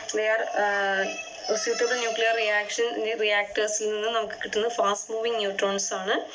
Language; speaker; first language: English; non-native, local second language; Malayalam